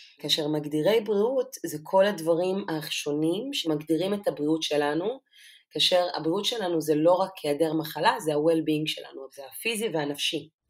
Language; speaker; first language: Hebrew; non-native, local second language; Arabic